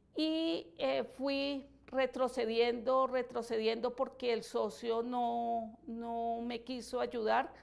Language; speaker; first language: Spanish; native; Spanish